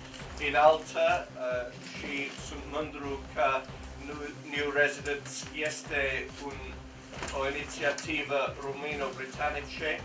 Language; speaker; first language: Romanian; non-native, learner; English